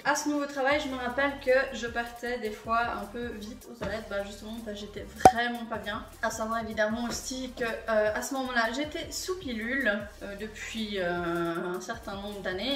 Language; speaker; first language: French; native; French